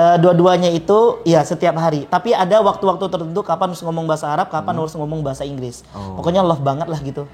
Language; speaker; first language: Indonesian; native; Indonesian